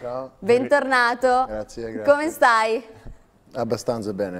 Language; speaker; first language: Italian; non-native, learner; English